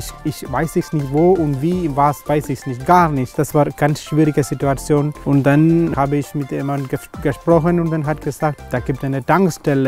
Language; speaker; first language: German; non-native, learner; Malayalam